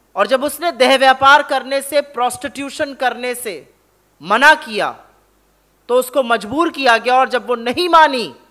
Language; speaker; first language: Hindi; native; Hindi